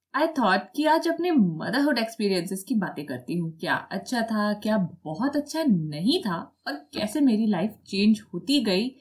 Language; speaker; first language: Hindi; native; Hindi